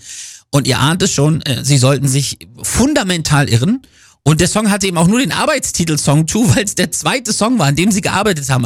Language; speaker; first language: German; native; German